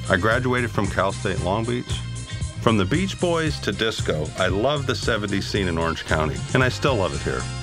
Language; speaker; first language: English; native; English